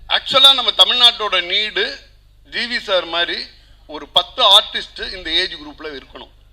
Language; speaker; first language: Tamil; native; Tamil